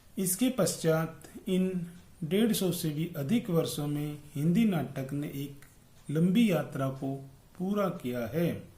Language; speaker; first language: Hindi; native; Hindi